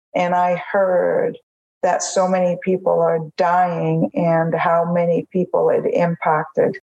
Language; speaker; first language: English; non-native, fluent; Arabic